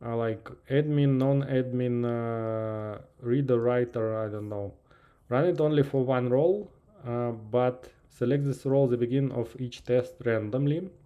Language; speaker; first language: English; non-native, fluent; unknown